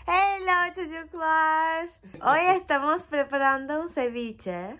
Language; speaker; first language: Spanish; non-native, fluent; Turkish